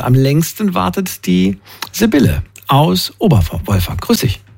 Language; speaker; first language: German; native; German